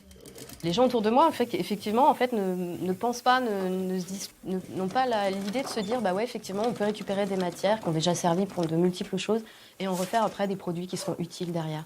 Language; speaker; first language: French; native; French